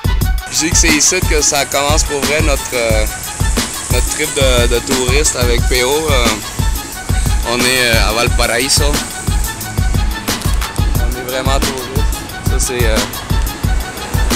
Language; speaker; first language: French; native; French